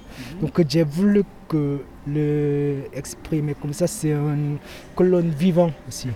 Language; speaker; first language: French; non-native, learner; Korean